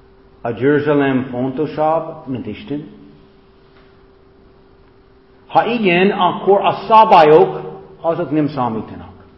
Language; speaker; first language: Hungarian; non-native, fluent; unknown